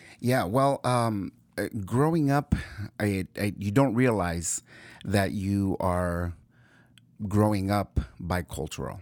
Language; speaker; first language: English; early bilingual, other home language; Spanish